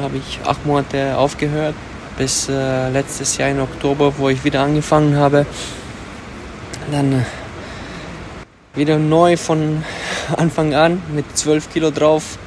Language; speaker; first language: German; early bilingual, other home language; Romanian